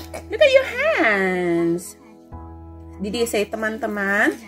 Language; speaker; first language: English; non-native, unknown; Indonesian